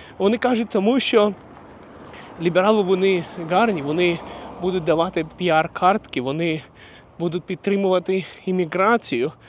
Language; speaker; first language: Ukrainian; non-native, local second language; Russian